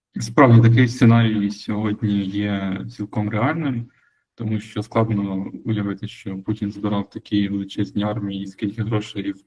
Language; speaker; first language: Ukrainian; native; Ukrainian